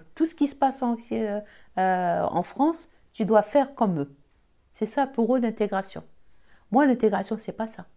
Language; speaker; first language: French; non-native, local second language; Arabic